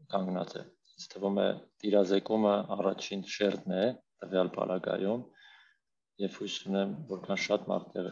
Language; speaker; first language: Armenian; native; Armenian